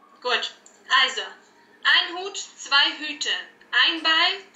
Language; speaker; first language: German; native; German